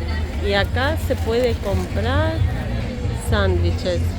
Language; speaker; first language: Spanish; non-native, fluent; Russian